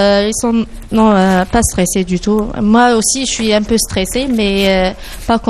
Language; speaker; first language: French; non-native, learner; Arabic